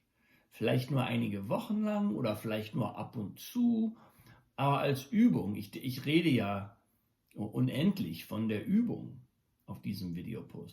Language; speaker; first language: German; non-native, local second language; English